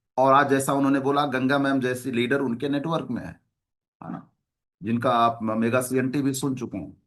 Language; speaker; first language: Hindi; native; Hindi